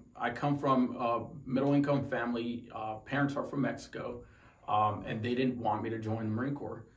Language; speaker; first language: English; native; English